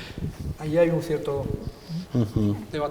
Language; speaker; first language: Spanish; native; Spanish